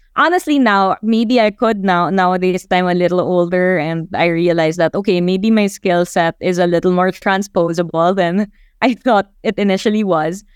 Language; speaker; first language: English; non-native, local second language; Chavacano